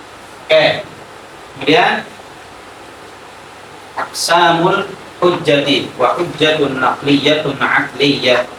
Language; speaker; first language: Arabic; non-native, fluent; Indonesian